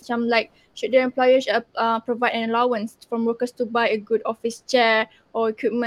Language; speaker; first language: English; non-native, local second language; Malay